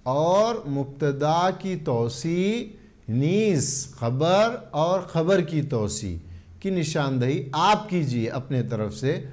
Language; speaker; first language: Urdu; native; Urdu